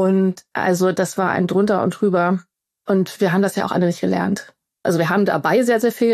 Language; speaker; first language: German; native; German